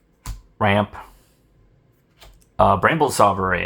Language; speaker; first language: English; native; English